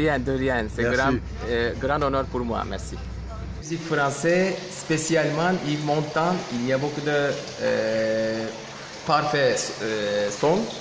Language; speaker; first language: French; non-native, local second language; Turkish